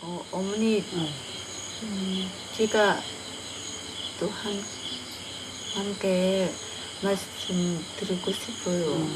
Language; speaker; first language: Korean; non-native, learner; Vietnamese